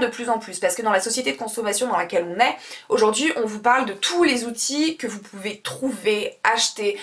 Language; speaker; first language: French; native; French